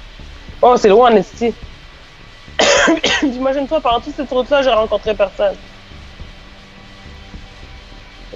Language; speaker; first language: French; native; French